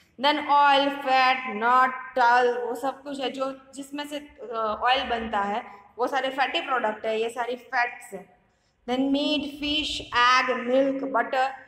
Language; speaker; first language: Hindi; non-native, local second language; Gujarati